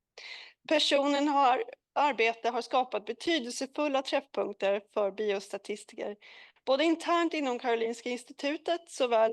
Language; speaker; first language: Swedish; native; Swedish